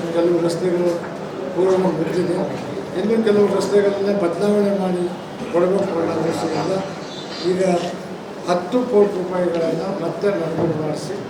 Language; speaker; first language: Kannada; non-native, local second language; Lambadi